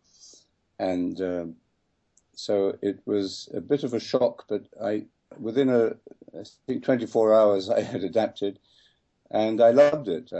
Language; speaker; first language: English; native; English